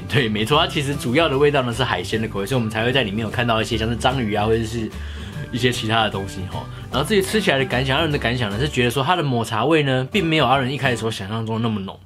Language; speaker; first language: Chinese; native; Chinese